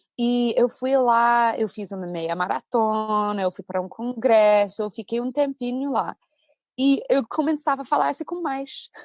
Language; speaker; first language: Portuguese; non-native, fluent; English